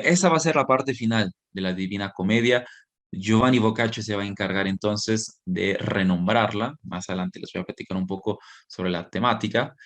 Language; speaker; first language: Spanish; native; Spanish